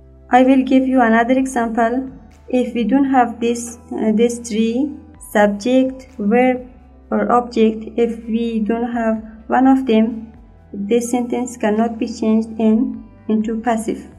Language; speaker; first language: English; non-native, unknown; Persian